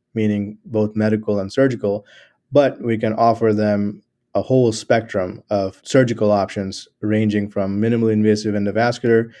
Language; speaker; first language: English; non-native, local second language; Gujarati